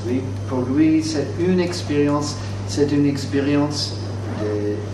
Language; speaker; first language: French; non-native, fluent; English